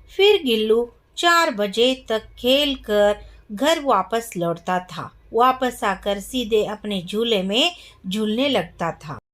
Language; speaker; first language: Hindi; non-native, local second language; Kannada